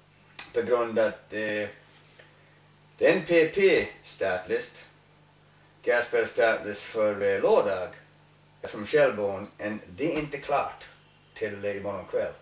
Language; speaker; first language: Swedish; non-native, learner; English